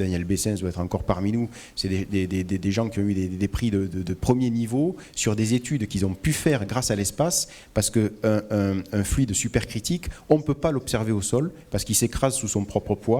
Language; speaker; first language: French; native; French